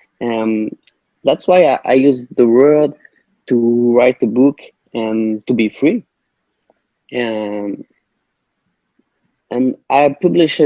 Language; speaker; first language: English; non-native, learner; French